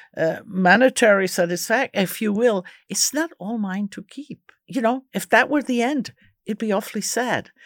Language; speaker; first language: English; early bilingual, other home language; Croatian